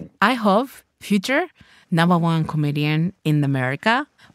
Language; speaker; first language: English; non-native, learner; Japanese